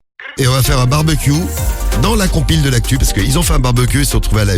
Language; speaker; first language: French; native; French